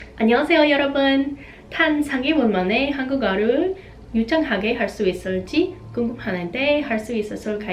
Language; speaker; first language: Korean; non-native, learner; English